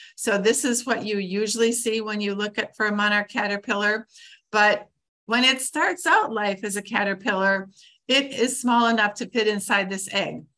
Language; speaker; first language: English; native; English